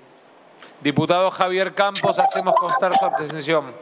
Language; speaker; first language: Spanish; native; Spanish